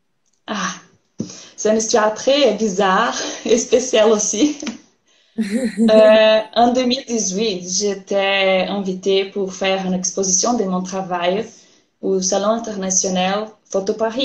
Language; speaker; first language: French; non-native, learner; Portuguese